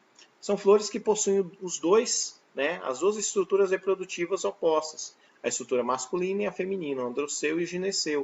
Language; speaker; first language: Portuguese; native; Portuguese